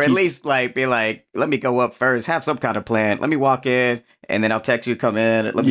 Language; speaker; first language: English; native; English